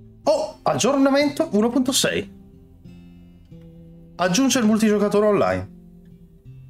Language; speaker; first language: Italian; native; Italian